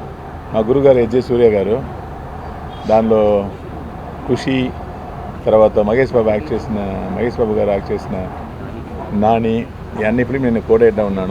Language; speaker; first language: Telugu; non-native, learner; Tamil